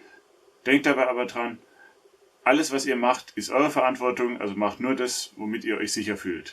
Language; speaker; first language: German; native; German